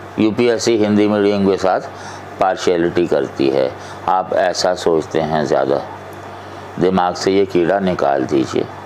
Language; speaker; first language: Hindi; non-native, local second language; Punjabi